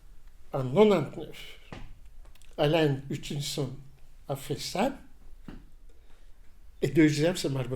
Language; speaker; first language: French; non-native, learner; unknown